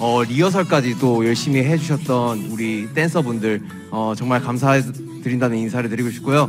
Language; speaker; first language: Korean; native; Korean